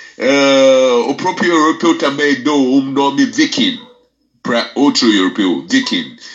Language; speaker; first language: Portuguese; non-native, fluent; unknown